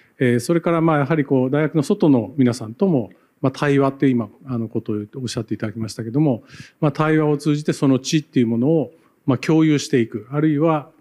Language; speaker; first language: Japanese; native; Japanese